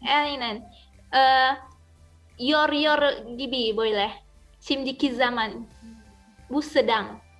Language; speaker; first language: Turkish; non-native, fluent; Indonesian